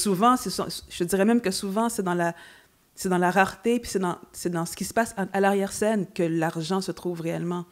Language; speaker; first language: French; native; French